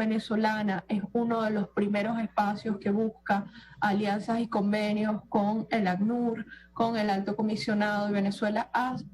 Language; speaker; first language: Spanish; native; Spanish